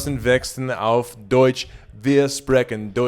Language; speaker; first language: German; non-native, learner; English